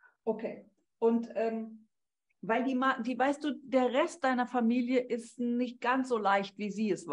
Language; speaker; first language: German; native; German